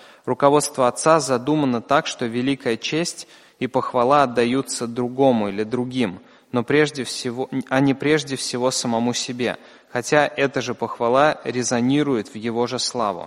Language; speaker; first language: Russian; native; Russian